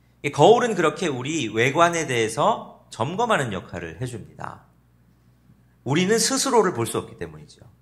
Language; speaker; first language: Korean; native; Korean